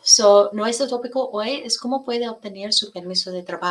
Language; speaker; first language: Spanish; non-native, fluent; English